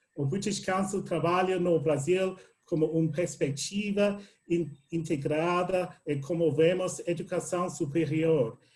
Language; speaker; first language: Portuguese; non-native, learner; English